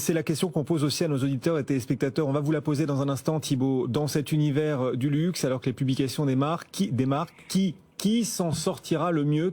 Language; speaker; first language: French; native; French